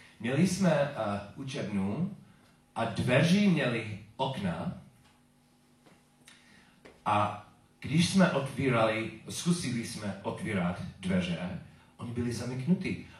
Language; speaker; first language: Czech; non-native, learner; English